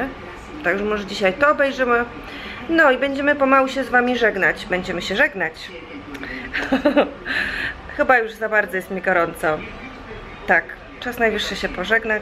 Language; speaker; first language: Polish; native; Polish